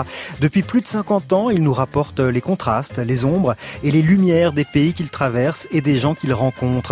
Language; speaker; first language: French; native; French